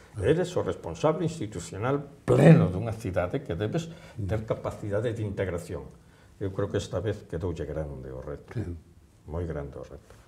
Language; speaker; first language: Galician; native; Galician